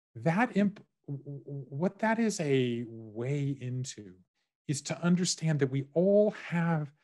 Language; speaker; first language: English; native; English